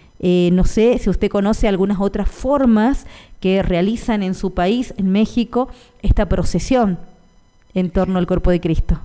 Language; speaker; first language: Spanish; native; Spanish